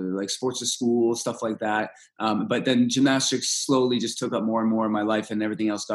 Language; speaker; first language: English; early bilingual, other home language; Russian